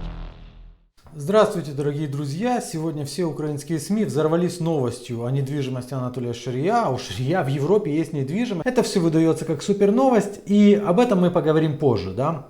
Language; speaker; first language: Russian; native; Russian